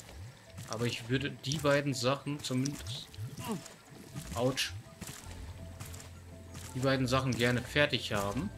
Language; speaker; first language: German; native; German